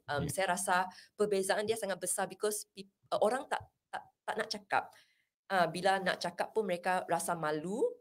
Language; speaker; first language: Malay; non-native, local second language; Chinese